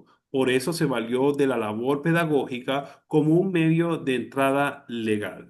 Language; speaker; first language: Spanish; native; Spanish